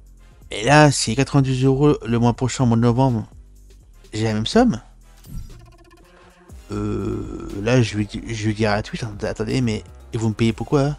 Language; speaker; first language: French; native; French